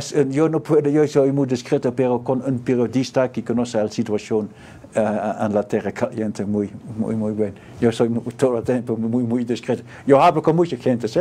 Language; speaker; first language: Spanish; non-native, learner; Dutch